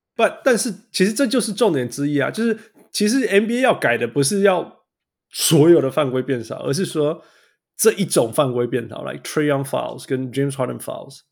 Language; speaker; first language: Chinese; native; Chinese